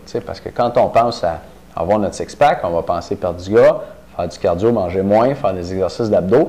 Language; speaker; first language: French; native; French